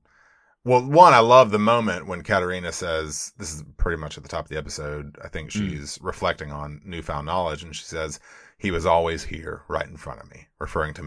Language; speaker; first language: English; native; English